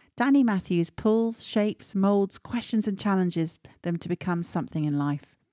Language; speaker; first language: English; native; English